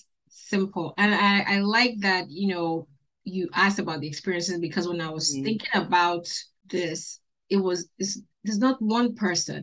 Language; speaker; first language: English; non-native, local second language; Igbo